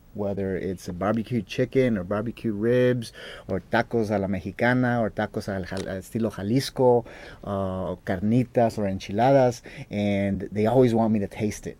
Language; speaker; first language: English; early bilingual, other home language; Spanish